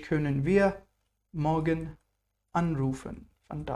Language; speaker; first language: German; non-native, fluent; English